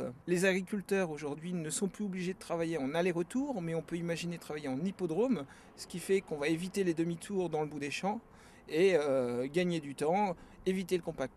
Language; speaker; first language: French; native; French